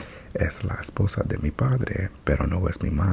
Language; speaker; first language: Spanish; non-native, learner; English